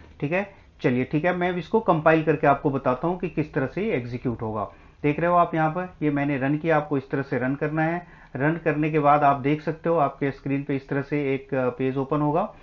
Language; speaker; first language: Hindi; native; Hindi